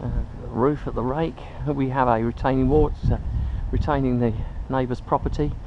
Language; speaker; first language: English; native; English